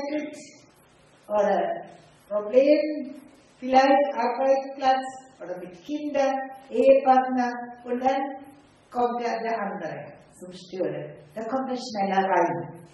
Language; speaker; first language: German; non-native, fluent; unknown